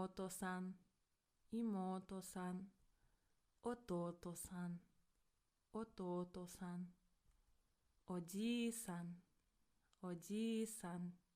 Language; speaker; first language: Japanese; non-native, fluent; English